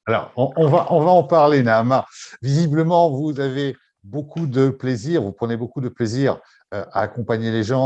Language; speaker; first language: French; native; French